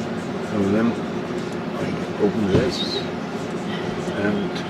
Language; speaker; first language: English; non-native, learner; German